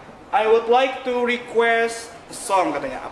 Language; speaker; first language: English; non-native, fluent; Indonesian